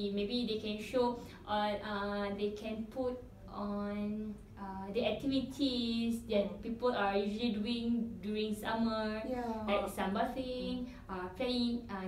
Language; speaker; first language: English; non-native, local second language; Malay